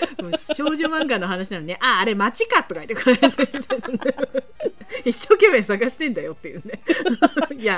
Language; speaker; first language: Japanese; native; Japanese